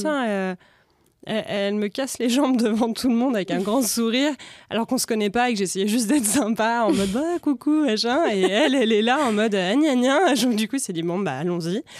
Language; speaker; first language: French; native; French